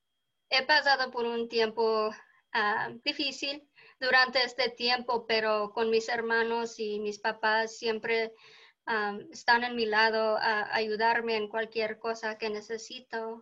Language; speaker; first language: Spanish; early bilingual, heritage; Spanish